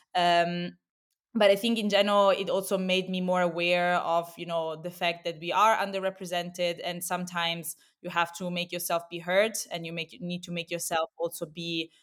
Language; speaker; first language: English; non-native, fluent; Italian